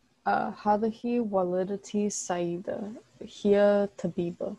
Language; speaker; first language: Arabic; non-native, learner; English